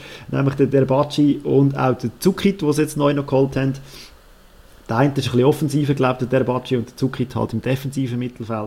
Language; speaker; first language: German; native; German